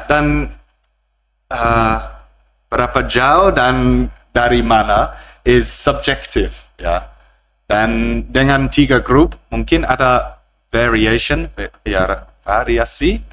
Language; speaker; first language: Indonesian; non-native, learner; English